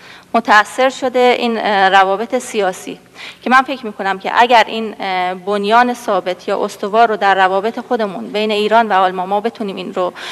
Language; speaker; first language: Persian; native; Persian